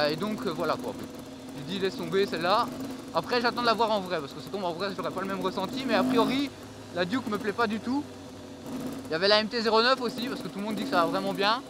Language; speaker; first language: French; native; French